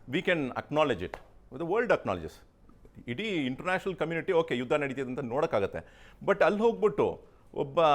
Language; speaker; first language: Kannada; non-native, local second language; Tamil